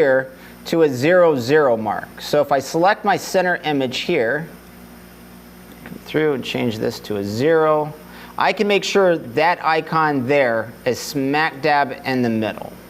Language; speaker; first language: English; native; English